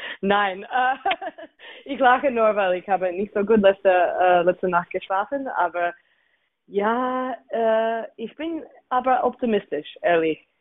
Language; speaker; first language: German; non-native, fluent; English